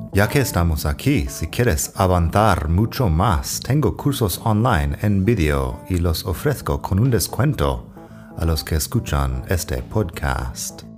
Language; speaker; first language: Spanish; non-native, fluent; English